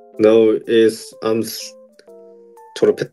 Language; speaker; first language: English; non-native, learner; Korean